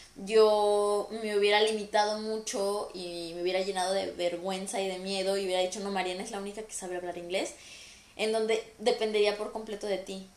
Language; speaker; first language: Spanish; native; Spanish